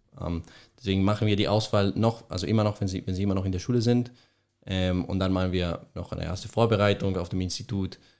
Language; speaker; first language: German; non-native, fluent; Spanish